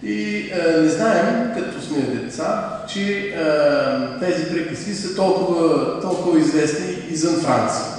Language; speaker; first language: Bulgarian; non-native, fluent; French